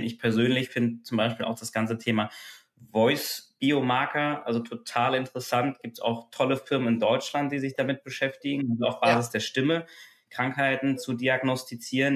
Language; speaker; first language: German; native; German